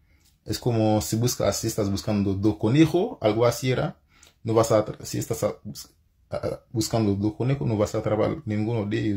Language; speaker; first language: Spanish; non-native, fluent; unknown